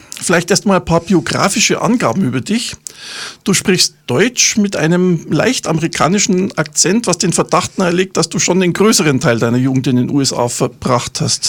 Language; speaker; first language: German; native; German